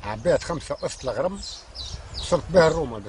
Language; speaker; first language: Arabic; native; Arabic